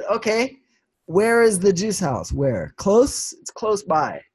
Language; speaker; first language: English; non-native, fluent; Swedish